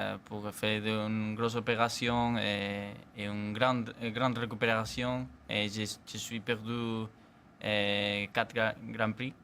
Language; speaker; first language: French; non-native, learner; Spanish